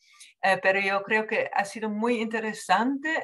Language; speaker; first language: Spanish; non-native, fluent; Dutch